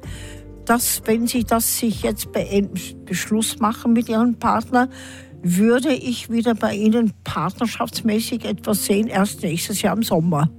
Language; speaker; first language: German; native; German